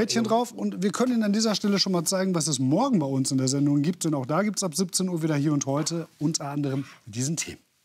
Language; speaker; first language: German; native; German